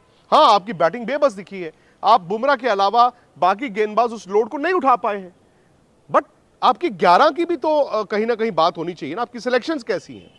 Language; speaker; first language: Hindi; native; Hindi